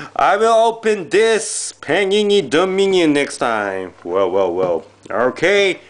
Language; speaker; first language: English; non-native, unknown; Japanese